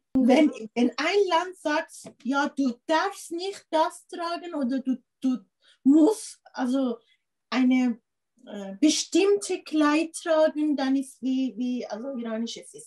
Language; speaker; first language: German; non-native, learner; Persian